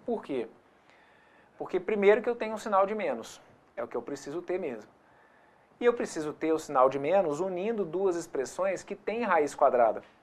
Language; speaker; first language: Portuguese; native; Portuguese